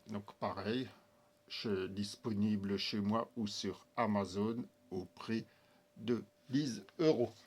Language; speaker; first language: French; native; French